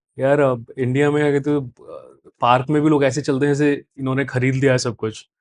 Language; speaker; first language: Hindi; native; Hindi